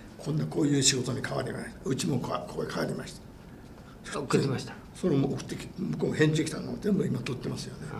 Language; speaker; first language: Japanese; non-native, fluent; English